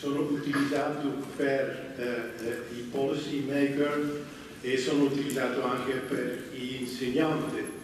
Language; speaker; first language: Italian; non-native, fluent; Dutch